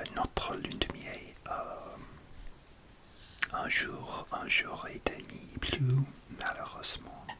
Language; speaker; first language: French; non-native, learner; English